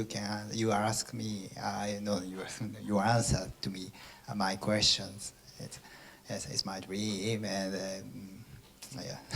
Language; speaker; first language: English; non-native, learner; Japanese